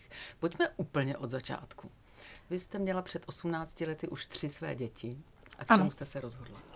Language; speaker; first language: Czech; native; Czech